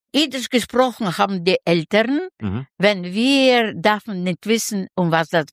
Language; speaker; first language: German; non-native, learner; Russian